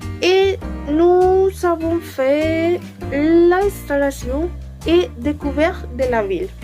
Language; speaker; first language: French; non-native, learner; Spanish